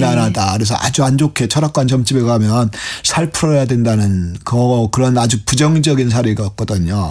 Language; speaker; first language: Korean; native; Korean